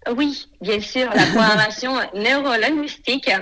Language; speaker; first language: French; non-native, fluent; Romanian